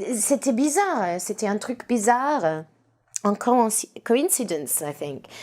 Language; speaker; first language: French; non-native, learner; English